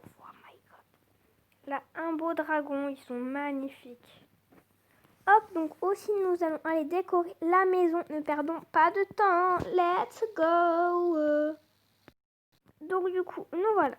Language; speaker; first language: French; native; French